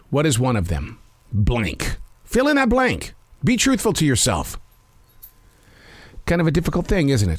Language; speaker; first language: English; native; English